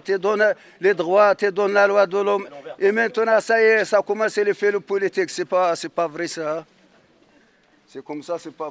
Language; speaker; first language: French; non-native, learner; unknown